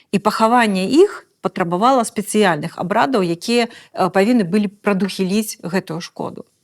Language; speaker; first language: Belarusian; native; Belarusian